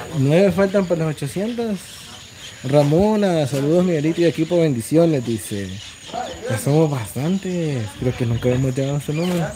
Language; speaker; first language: Spanish; native; Spanish